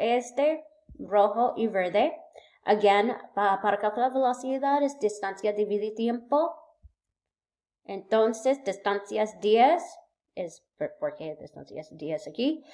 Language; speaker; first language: Spanish; non-native, learner; English